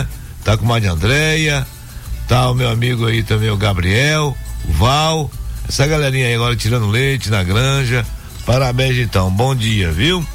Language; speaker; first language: Portuguese; native; Portuguese